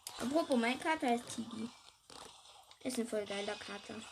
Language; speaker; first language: German; native; German